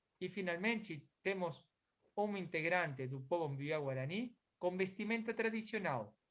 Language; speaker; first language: Portuguese; non-native, fluent; Spanish